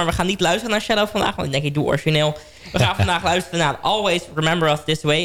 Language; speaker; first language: Dutch; native; Dutch